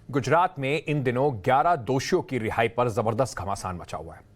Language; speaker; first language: Hindi; native; Hindi